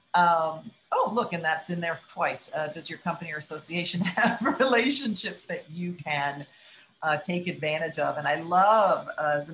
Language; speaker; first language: English; native; English